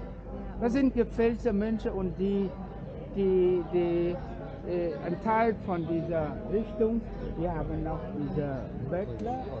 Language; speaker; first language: German; non-native, fluent; Vietnamese